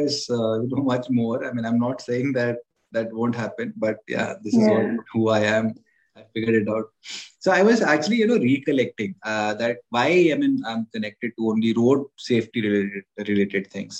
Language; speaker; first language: English; non-native, local second language; Hindi